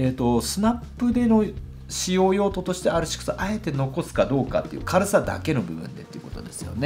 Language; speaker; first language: Japanese; native; Japanese